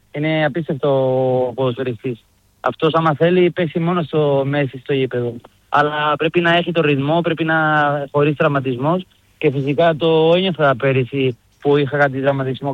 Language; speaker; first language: Greek; non-native, learner; Spanish